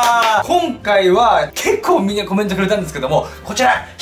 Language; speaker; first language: Japanese; native; Japanese